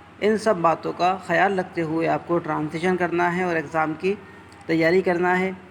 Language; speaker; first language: Urdu; native; Urdu